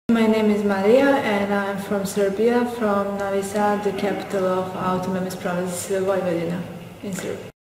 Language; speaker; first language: English; non-native, fluent; Serbian